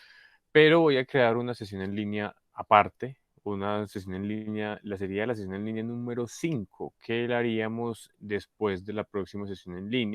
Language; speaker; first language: Spanish; native; Spanish